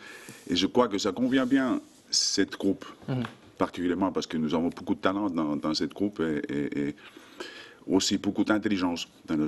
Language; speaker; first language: French; non-native, fluent; Finnish